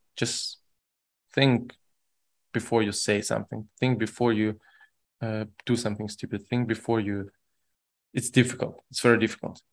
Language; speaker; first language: English; non-native, fluent; Russian